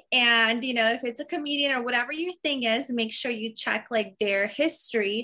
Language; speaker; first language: English; non-native, fluent; Serbian